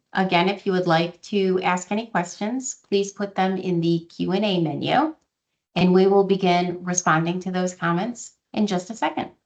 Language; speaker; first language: English; native; English